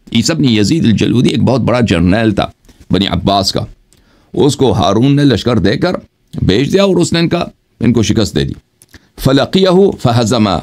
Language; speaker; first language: Urdu; non-native, fluent; Persian